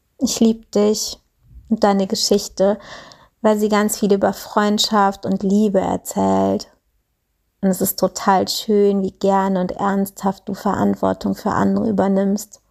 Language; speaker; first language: German; native; German